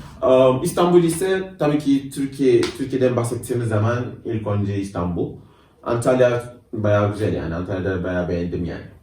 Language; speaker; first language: Turkish; non-native, fluent; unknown